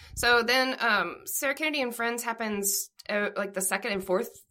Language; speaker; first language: English; native; English